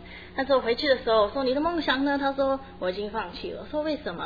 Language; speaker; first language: Chinese; early bilingual, heritage; Chinese